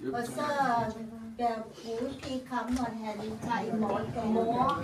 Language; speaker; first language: Danish; non-native, learner; Vietnamese